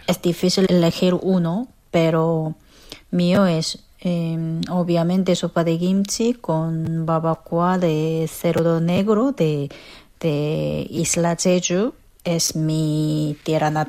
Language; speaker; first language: Spanish; non-native, learner; Korean